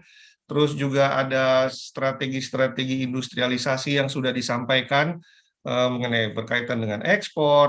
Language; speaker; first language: Indonesian; native; Indonesian